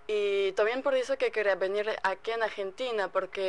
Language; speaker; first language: Spanish; non-native, fluent; French